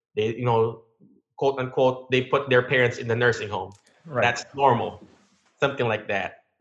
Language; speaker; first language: English; non-native, local second language; Filipino